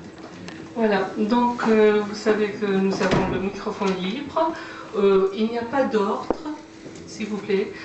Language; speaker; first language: French; non-native, fluent; Persian